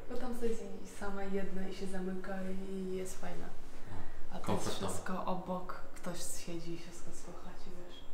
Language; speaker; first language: Polish; non-native, learner; Uzbek